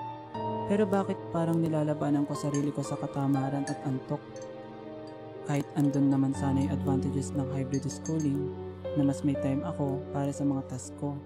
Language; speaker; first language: Filipino; native; Filipino